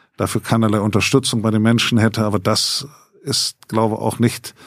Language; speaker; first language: German; native; German